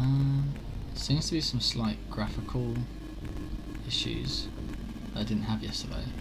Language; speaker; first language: English; native; English